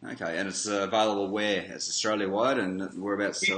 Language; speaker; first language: English; native; English